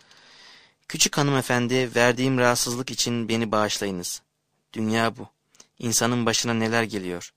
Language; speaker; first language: Turkish; native; Turkish